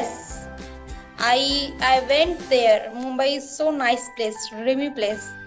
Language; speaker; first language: English; non-native, learner; Marathi